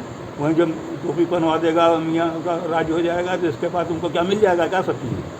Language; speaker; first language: Hindi; native; Hindi